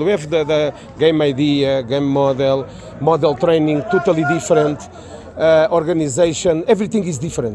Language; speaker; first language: English; non-native, learner; Portuguese